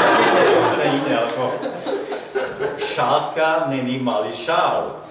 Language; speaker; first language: Slovak; non-native, learner; German